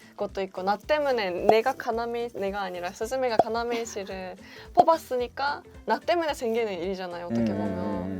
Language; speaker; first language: Korean; non-native, fluent; Japanese